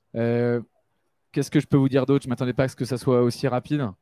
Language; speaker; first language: French; native; French